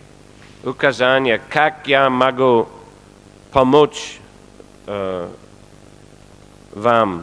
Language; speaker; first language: Russian; non-native, fluent; English